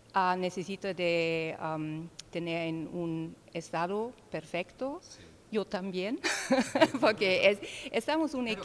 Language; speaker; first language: Spanish; non-native, learner; German